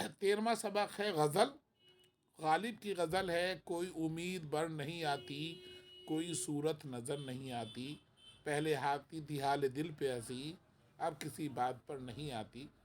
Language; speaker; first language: Urdu; native; Urdu